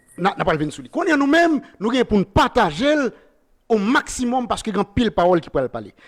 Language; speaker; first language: Haitian Creole; native; Haitian Creole